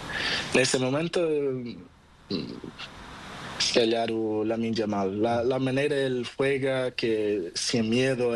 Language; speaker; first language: Spanish; non-native, learner; Portuguese